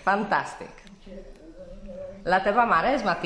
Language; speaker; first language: Catalan; non-native, fluent; Polish